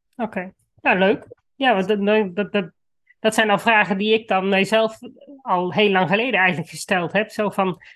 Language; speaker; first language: Dutch; native; Dutch